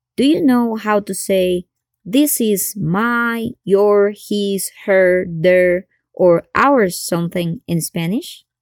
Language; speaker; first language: English; non-native, fluent; Spanish